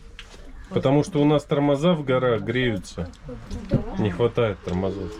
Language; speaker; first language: Russian; native; Russian